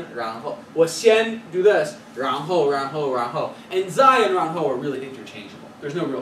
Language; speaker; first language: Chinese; non-native, fluent; English